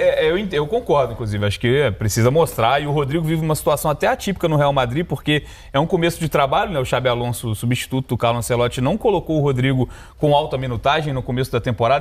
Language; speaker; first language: Portuguese; native; Portuguese